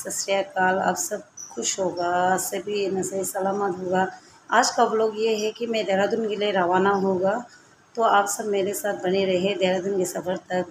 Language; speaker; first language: Hindi; non-native, local second language; Tibetan